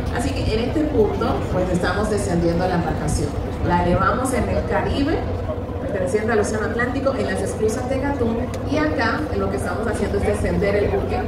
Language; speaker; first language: Spanish; native; Spanish